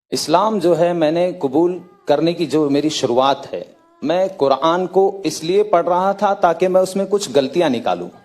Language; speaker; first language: Hindi; native; Hindi